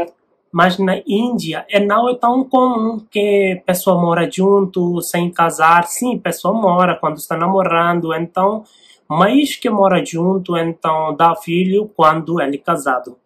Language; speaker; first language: Portuguese; non-native, learner; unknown